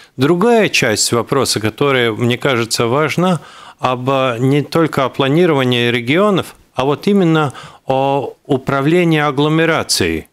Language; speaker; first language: Russian; non-native, local second language; Latvian